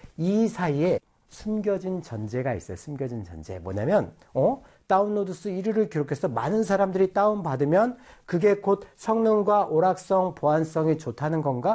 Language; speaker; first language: Korean; native; Korean